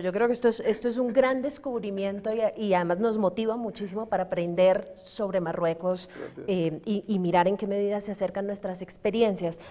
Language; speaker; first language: Spanish; native; Spanish